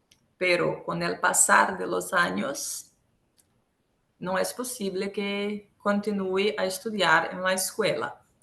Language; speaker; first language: Spanish; non-native, local second language; Portuguese